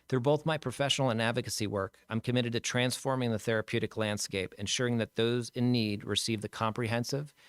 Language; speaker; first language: English; native; English